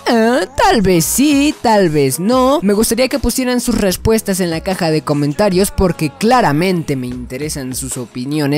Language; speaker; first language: Spanish; native; Spanish